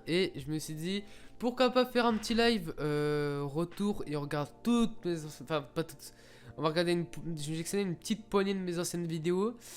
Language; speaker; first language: French; native; French